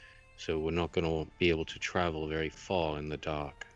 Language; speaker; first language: English; native; English